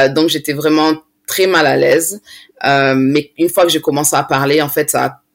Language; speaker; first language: French; native; French